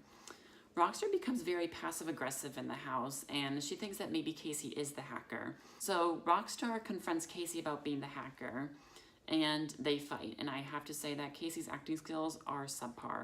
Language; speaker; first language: English; native; English